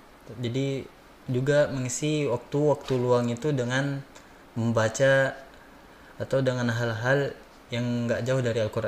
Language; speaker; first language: Indonesian; native; Indonesian